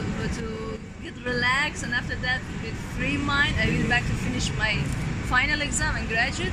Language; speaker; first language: English; non-native, learner; Persian